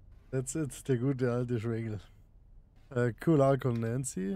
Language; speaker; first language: English; non-native, fluent; German